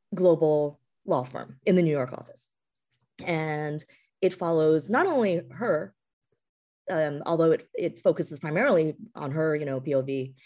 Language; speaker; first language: English; native; English